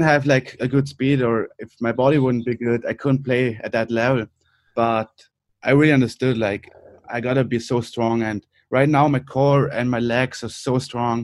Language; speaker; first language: English; non-native, fluent; German